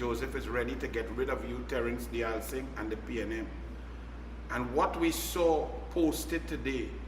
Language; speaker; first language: English; native; English